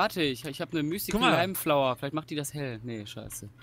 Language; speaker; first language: German; native; German